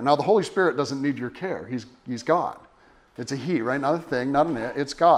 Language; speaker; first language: English; native; English